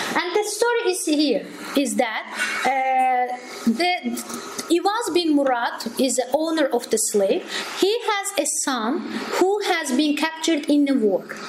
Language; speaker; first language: English; non-native, fluent; Azerbaijani